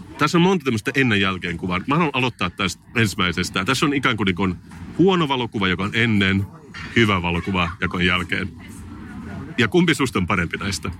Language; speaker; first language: Finnish; native; Finnish